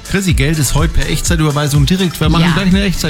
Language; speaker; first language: German; native; German